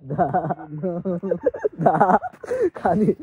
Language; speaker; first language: Russian; non-native, learner; Bangla